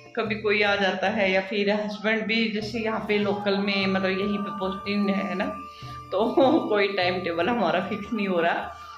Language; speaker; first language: Hindi; native; Hindi